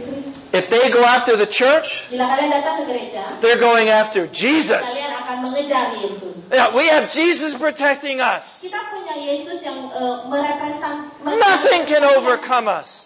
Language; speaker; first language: English; native; English